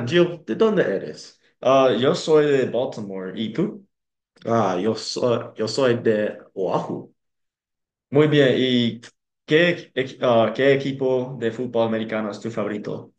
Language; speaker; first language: Spanish; non-native, learner; English